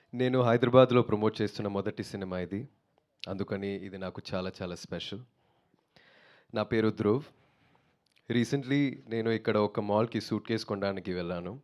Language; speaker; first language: Telugu; non-native, learner; Tamil